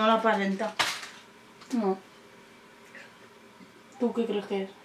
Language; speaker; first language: Spanish; native; Spanish